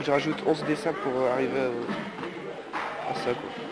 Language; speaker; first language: French; native; French